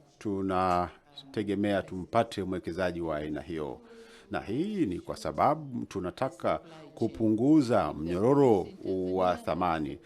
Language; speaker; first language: Swahili; native; Swahili